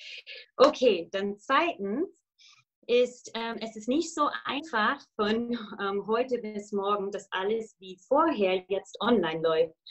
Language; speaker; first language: German; non-native, fluent; English